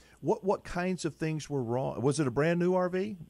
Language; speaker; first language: English; native; English